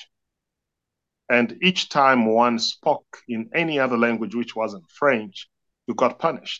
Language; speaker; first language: English; non-native, fluent; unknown